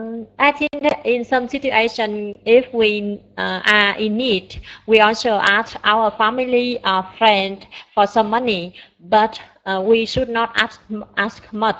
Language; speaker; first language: English; non-native, learner; Vietnamese